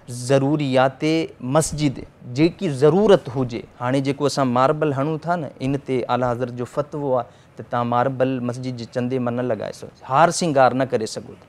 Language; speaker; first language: Sindhi; native; Sindhi